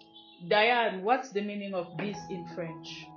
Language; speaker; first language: English; non-native, fluent; French